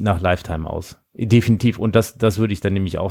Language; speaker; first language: German; native; German